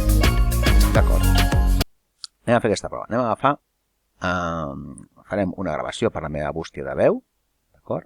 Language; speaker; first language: Catalan; native; Catalan